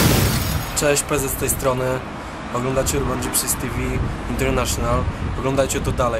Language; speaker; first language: Polish; native; Polish